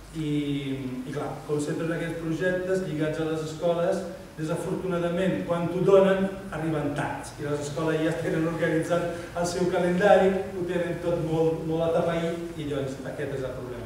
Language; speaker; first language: Catalan; non-native, fluent; Italian